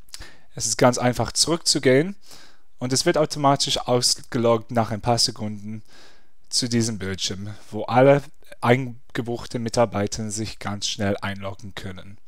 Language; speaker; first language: German; non-native, fluent; English